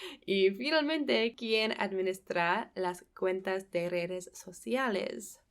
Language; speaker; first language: Spanish; non-native, fluent; English